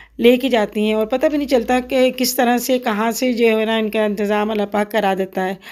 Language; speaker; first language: Urdu; native; Urdu